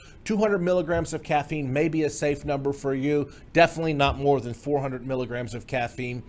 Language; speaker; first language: English; native; English